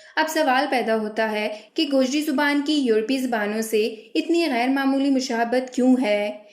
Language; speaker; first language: Urdu; non-native, local second language; Gujari